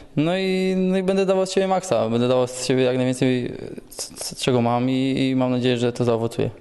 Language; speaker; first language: Polish; native; Polish